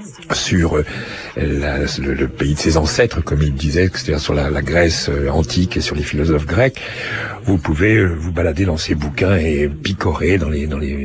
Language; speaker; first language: French; native; French